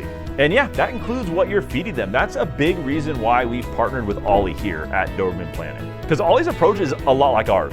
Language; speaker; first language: English; native; English